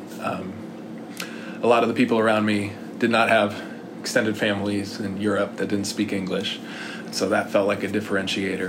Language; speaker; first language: English; native; English